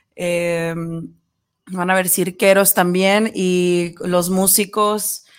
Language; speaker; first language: Spanish; native; Spanish